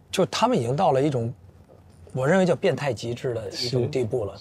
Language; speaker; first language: Chinese; native; Chinese